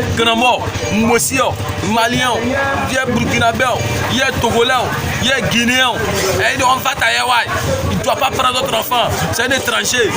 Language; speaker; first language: French; non-native, local second language; Bambara